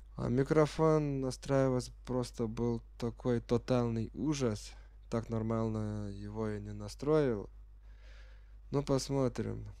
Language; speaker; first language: Russian; non-native, fluent; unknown